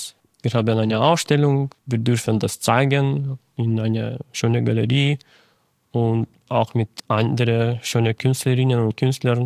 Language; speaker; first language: German; non-native, fluent; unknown